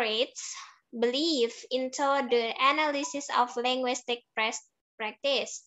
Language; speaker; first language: English; non-native, learner; Indonesian